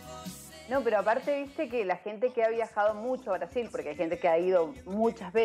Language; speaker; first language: Spanish; native; Spanish